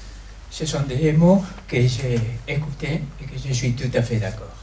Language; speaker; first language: French; non-native, fluent; Spanish